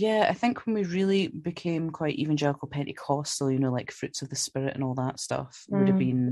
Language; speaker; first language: English; native; English